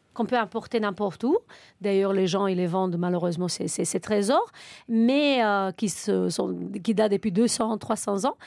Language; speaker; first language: French; non-native, fluent; Romanian